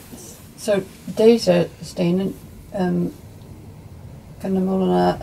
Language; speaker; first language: Dutch; non-native, learner; English